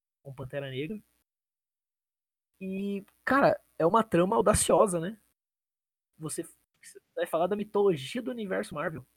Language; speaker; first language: Portuguese; native; Portuguese